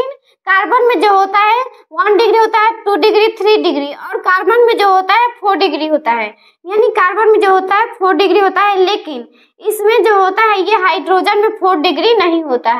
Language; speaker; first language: Hindi; native; Hindi